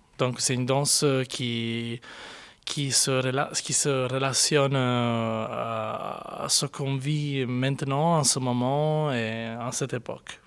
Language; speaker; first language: French; non-native, fluent; Italian